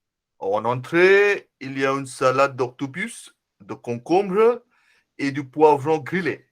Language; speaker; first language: French; non-native, fluent; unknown